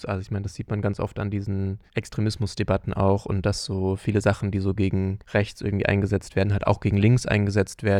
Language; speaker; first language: German; native; German